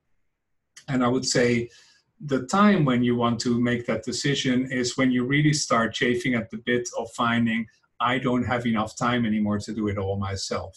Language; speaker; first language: English; non-native, fluent; Dutch